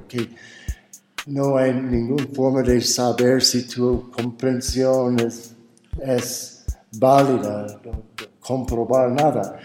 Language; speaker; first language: Spanish; non-native, fluent; English